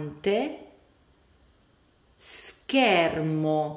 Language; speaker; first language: Italian; non-native, fluent; Latvian